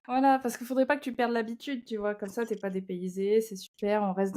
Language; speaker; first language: French; native; French